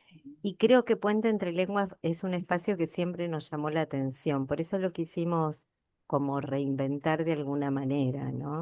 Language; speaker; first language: Spanish; native; Spanish